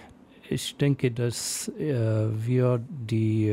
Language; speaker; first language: German; non-native, fluent; Arabic